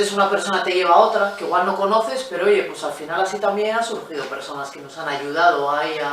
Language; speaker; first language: Spanish; native; Spanish